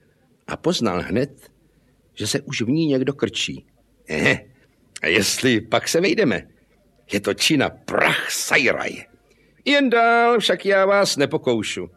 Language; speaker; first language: Czech; native; Czech